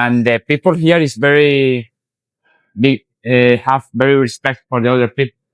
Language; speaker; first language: English; non-native, learner; Spanish